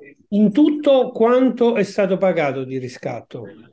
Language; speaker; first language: Italian; native; Italian